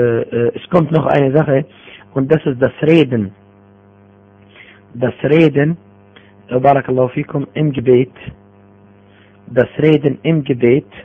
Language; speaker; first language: German; non-native, fluent; Arabic